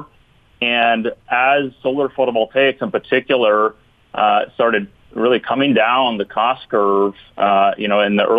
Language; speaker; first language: English; native; English